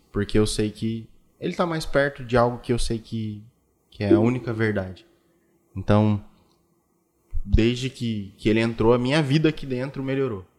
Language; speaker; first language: Portuguese; native; Portuguese